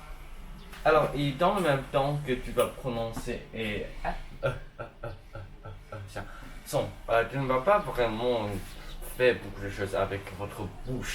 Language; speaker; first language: French; non-native, learner; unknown